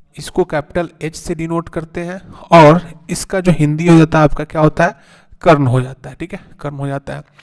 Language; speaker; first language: Hindi; native; Hindi